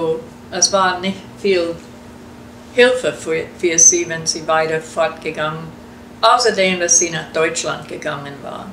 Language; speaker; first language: German; early bilingual, heritage; German